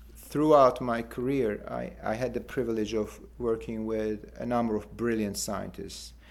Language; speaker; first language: English; non-native, fluent; Turkish